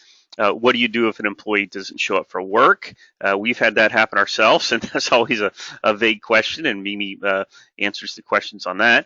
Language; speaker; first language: English; native; English